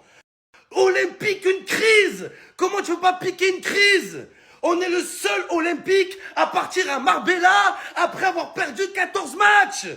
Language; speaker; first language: French; native; French